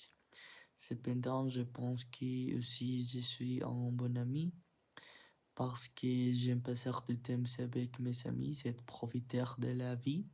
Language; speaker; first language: French; non-native, learner; Spanish